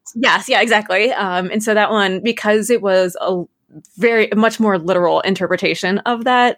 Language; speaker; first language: English; native; English